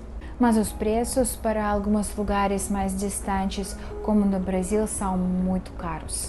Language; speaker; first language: Portuguese; non-native, fluent; Russian